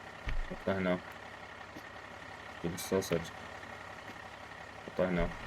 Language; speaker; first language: Arabic; native; Arabic